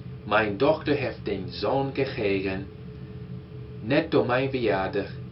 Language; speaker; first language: Dutch; non-native, learner; English